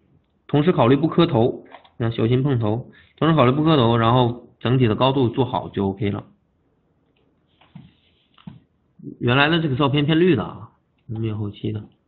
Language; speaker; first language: Chinese; native; Chinese